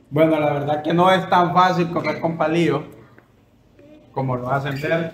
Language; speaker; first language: Spanish; native; Spanish